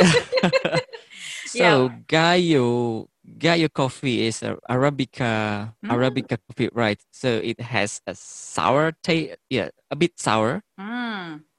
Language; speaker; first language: English; non-native, fluent; Indonesian